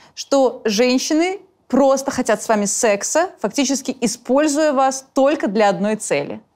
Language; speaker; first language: Russian; non-native, fluent; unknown